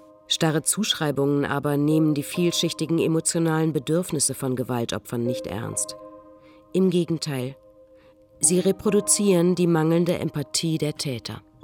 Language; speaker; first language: German; native; German